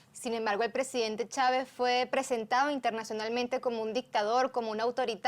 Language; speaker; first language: Spanish; native; Spanish